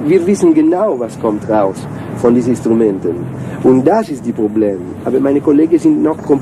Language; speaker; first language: German; non-native, learner; Italian